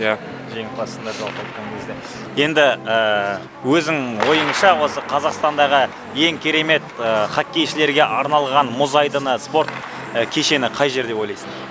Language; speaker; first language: Kazakh; native; Kazakh